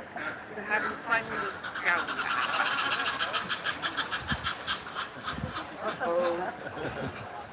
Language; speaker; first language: German; non-native, learner; Dutch